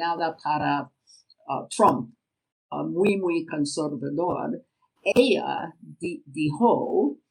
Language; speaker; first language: Spanish; non-native, learner; English